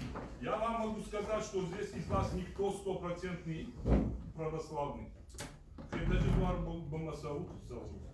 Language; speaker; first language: Russian; native; Russian